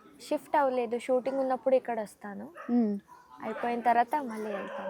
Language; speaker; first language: Telugu; non-native, learner; Kannada